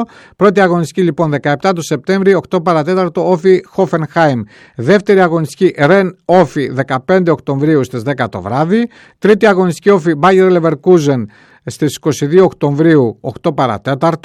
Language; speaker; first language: Greek; native; Greek